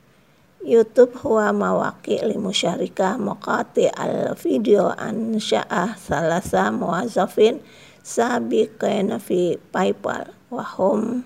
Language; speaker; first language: Arabic; non-native, fluent; Indonesian